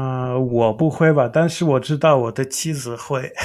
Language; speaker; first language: Chinese; non-native, learner; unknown